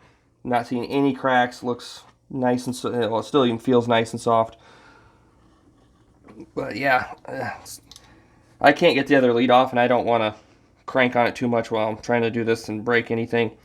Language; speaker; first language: English; native; English